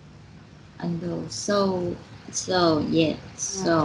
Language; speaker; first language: English; non-native, learner; Vietnamese